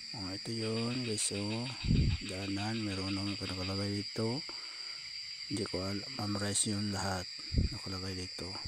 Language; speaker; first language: Filipino; non-native, local second language; Cebuano